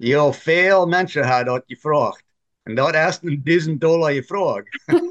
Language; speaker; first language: German; non-native, learner; Plautdietsch